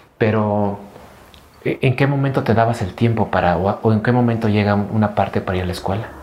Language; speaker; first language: Spanish; native; Spanish